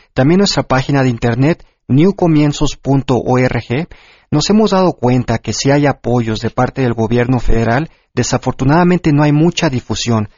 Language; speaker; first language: Spanish; early bilingual, heritage; Spanish